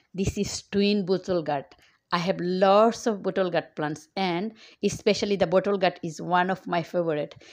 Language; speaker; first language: English; non-native, local second language; Bangla